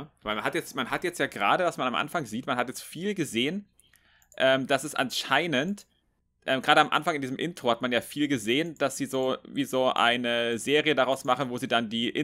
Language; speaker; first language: German; native; German